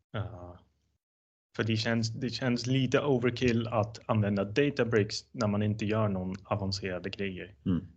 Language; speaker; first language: Swedish; non-native, fluent; Dutch